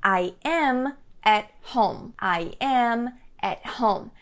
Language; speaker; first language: English; non-native, fluent; Portuguese